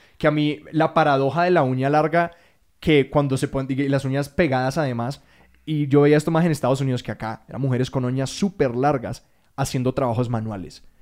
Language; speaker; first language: Spanish; native; Spanish